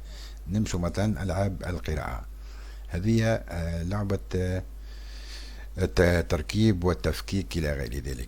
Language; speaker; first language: Arabic; native; Arabic